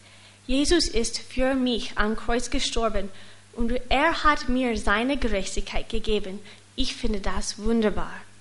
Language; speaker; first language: German; non-native, learner; English